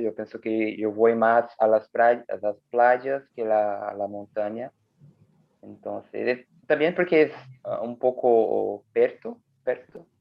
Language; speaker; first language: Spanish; non-native, learner; Portuguese